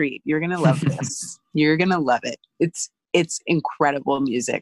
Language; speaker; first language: English; native; English